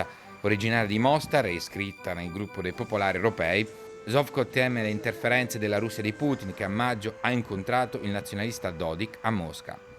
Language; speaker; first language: Italian; native; Italian